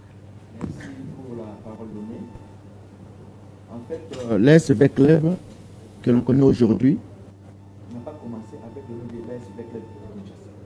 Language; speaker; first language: French; non-native, local second language; Lingala